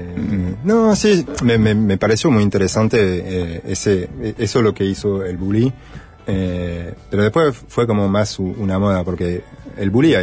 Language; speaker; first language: Spanish; non-native, fluent; French